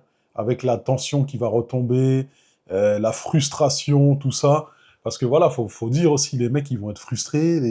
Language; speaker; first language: French; native; French